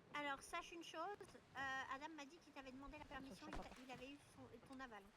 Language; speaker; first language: French; native; French